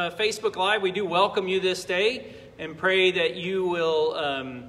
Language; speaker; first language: English; native; English